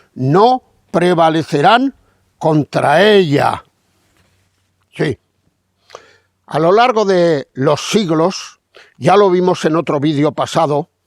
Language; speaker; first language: Spanish; native; Spanish